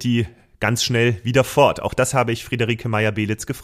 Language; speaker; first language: German; native; German